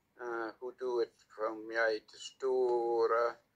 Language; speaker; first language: Dutch; non-native, learner; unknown